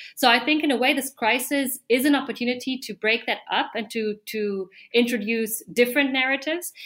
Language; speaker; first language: English; non-native, fluent; German